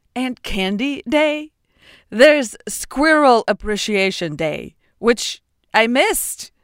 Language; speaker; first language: English; non-native, fluent; Russian